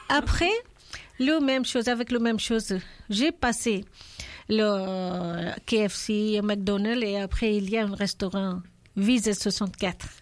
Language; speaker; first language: French; non-native, learner; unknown